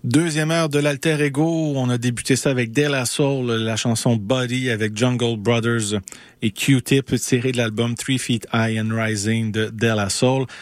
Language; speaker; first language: French; native; French